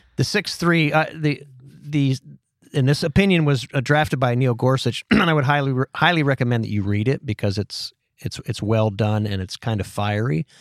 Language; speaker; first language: English; native; English